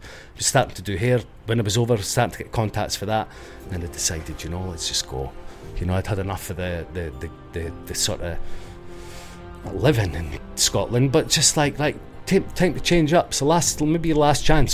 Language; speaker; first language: English; native; English